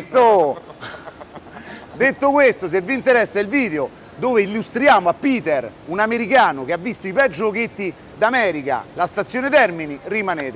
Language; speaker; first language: Italian; native; Italian